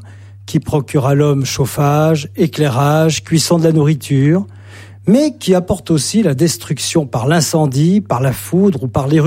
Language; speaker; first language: French; native; French